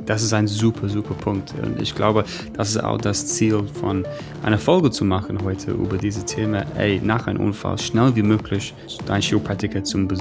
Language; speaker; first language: German; non-native, fluent; English